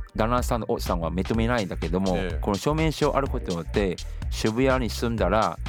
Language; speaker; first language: Japanese; non-native, fluent; Chinese